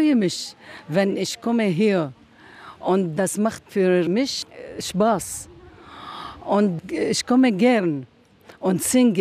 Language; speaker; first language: German; non-native, learner; Arabic